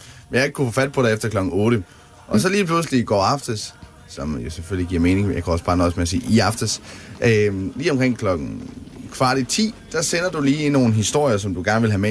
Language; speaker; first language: Danish; native; Danish